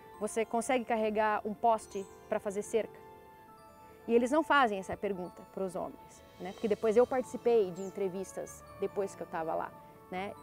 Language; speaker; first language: Portuguese; native; Portuguese